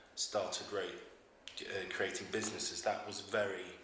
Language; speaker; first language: English; native; English